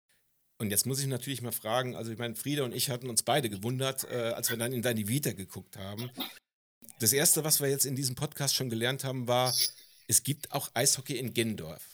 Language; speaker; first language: German; native; German